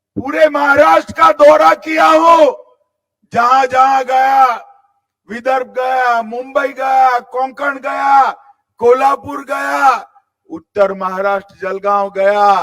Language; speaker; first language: Hindi; non-native, local second language; Gujarati